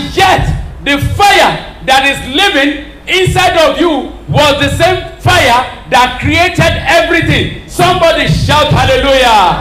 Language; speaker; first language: English; non-native, local second language; Yoruba